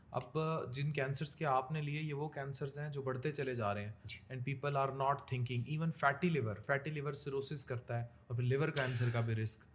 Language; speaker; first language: Urdu; native; Urdu